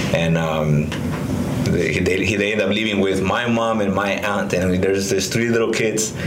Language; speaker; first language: English; early bilingual, other home language; Spanish